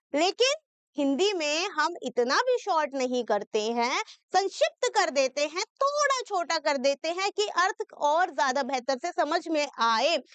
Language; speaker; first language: Hindi; native; Hindi